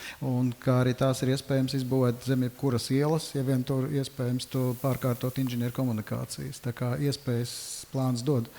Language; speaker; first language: Latvian; native; Latvian